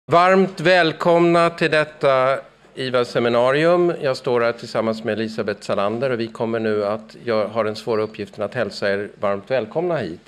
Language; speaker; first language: Swedish; native; Swedish